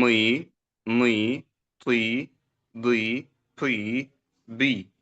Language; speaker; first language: Russian; non-native, learner; Arabic